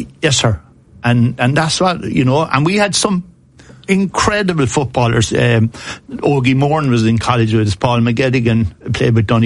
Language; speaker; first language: English; native; English